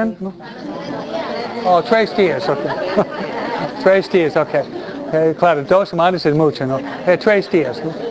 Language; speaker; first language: Spanish; non-native, fluent; English